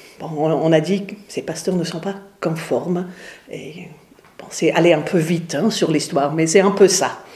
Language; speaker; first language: French; non-native, fluent; English